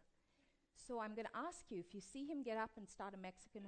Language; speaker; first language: English; native; English